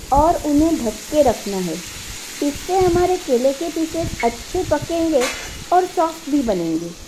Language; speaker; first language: Hindi; non-native, local second language; Marathi